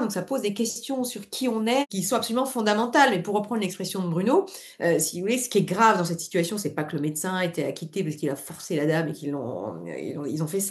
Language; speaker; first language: French; native; French